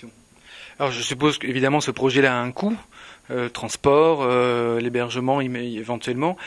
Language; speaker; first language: French; native; French